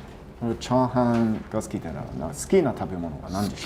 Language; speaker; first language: Japanese; non-native, fluent; English